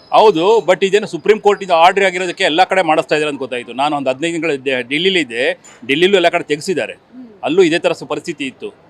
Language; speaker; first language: Kannada; native; Kannada